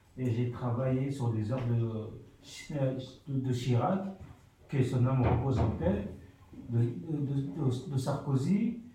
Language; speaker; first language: French; non-native, fluent; Soninke